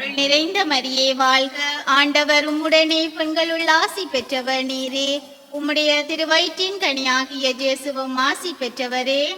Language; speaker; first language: Tamil; native; Tamil